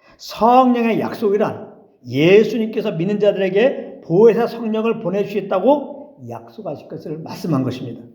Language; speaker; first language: Korean; native; Korean